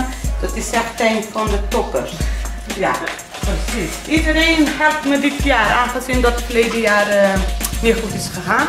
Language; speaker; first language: Dutch; non-native, learner; Portuguese